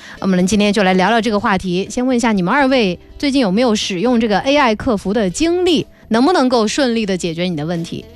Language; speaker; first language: Chinese; native; Chinese